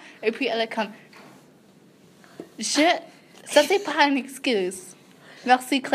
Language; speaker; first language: French; non-native, learner; English